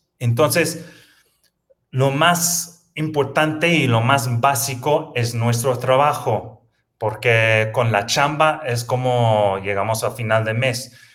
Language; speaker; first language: Spanish; non-native, fluent; English